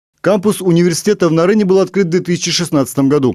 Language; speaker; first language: Russian; native; Russian